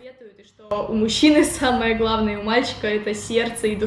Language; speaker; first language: Russian; native; Russian